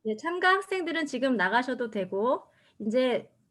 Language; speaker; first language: Korean; native; Korean